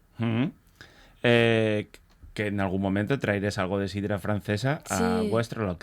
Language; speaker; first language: Spanish; native; Spanish